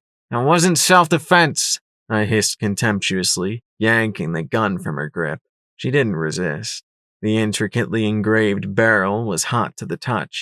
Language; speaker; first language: English; native; English